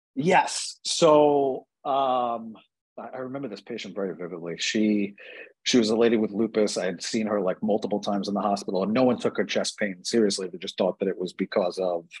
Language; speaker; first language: English; native; English